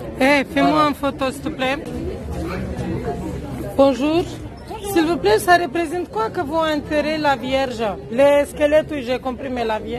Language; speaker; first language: French; non-native, learner; Romanian